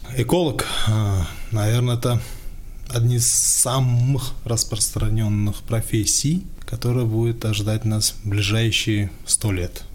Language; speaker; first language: Russian; non-native, local second language; Tajik